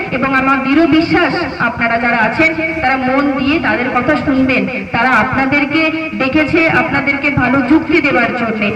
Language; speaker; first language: Bangla; non-native, local second language; Santali